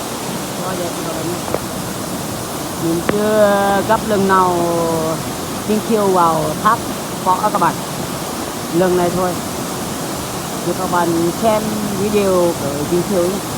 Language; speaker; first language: Vietnamese; non-native, local second language; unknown